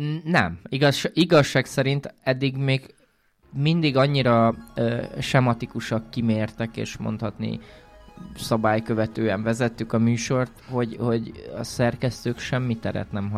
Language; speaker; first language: Hungarian; native; Hungarian